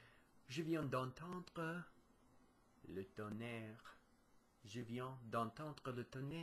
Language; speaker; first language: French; non-native, learner; English